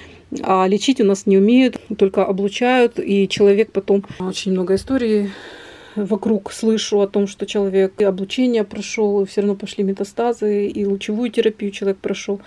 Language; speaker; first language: Russian; native; Russian